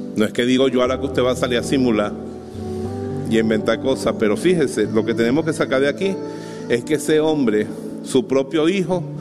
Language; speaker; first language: Spanish; native; Spanish